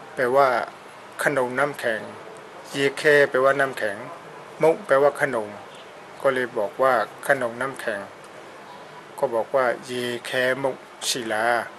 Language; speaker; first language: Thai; non-native, fluent; Burmese